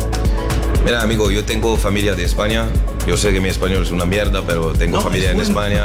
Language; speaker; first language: Spanish; non-native, learner; French